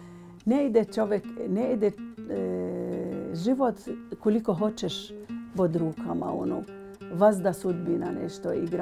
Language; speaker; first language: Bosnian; non-native, learner; Arabic